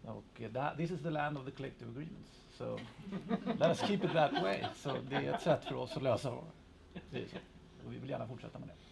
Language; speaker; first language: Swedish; native; Swedish